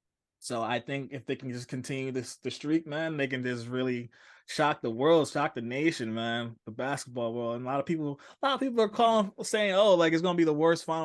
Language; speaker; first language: English; native; English